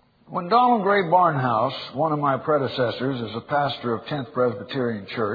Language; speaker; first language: English; native; English